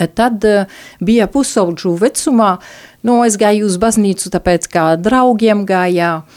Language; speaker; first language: Latvian; non-native, fluent; French